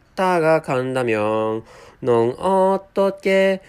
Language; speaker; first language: Korean; non-native, learner; Japanese